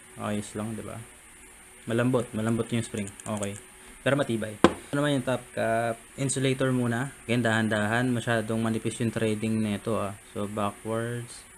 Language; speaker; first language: Filipino; native; Filipino